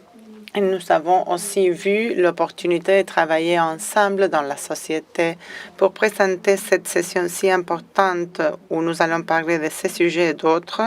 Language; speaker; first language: French; non-native, fluent; Spanish